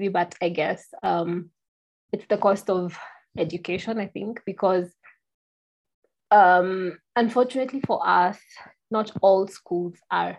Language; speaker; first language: English; non-native, local second language; Kikuyu